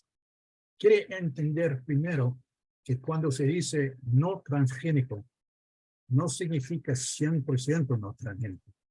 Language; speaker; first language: Spanish; non-native, fluent; English